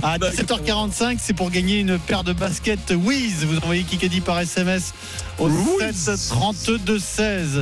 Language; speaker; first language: French; native; French